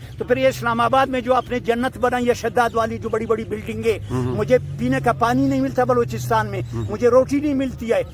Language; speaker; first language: Urdu; non-native, local second language; Pashto